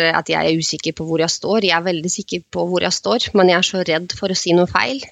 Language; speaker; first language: Norwegian; non-native, fluent; Russian